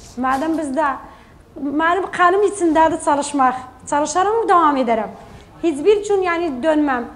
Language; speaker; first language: Turkish; native; Turkish